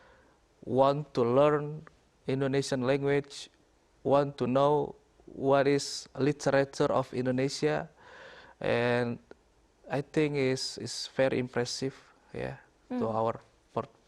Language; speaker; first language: English; non-native, learner; Indonesian